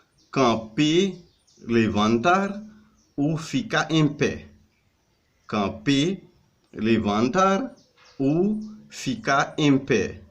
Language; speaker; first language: Portuguese; non-native, learner; Haitian Creole